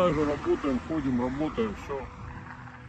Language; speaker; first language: Russian; native; Russian